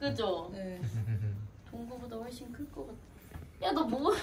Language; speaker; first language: Korean; native; Korean